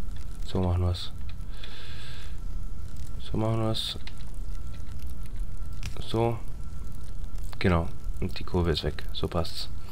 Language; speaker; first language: German; native; German